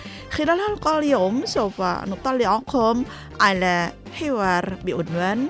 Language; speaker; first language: Arabic; non-native, learner; Indonesian